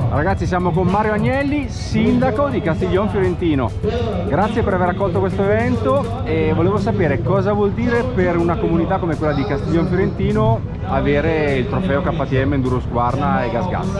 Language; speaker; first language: Italian; native; Italian